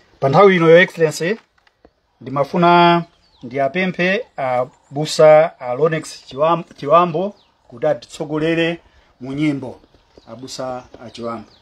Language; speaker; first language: Nyanja; native; Nyanja